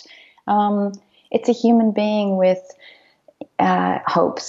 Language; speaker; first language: English; native; English